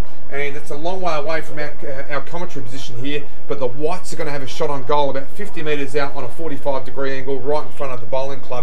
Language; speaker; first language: English; native; English